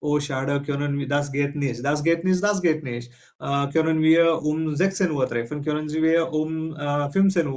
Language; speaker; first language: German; non-native, fluent; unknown